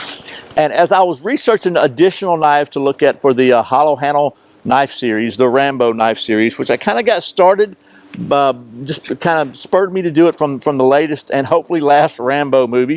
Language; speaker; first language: English; native; English